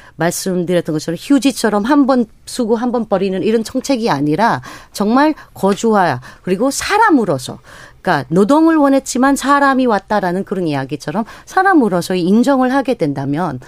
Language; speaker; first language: Korean; non-native, fluent; Filipino